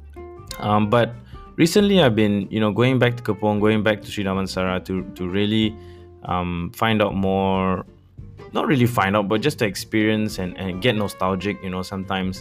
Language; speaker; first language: English; non-native, local second language; Malay